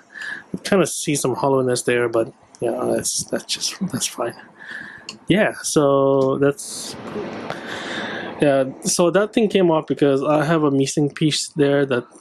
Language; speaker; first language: English; native; English